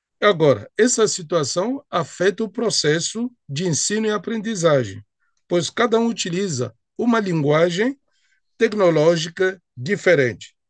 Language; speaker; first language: Portuguese; non-native, fluent; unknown